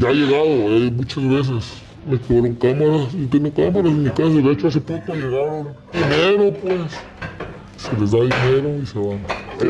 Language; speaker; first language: Spanish; native; Spanish